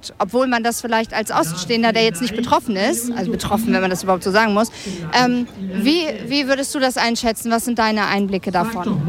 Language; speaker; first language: German; native; German